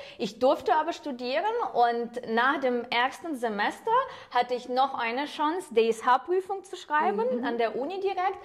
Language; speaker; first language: German; non-native, fluent; Ukrainian